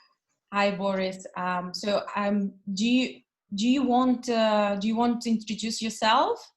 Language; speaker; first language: English; non-native, learner; Russian